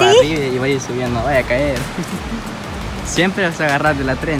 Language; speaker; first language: Spanish; native; Spanish